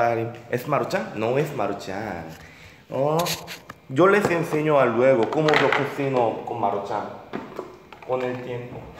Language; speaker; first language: Spanish; non-native, learner; Korean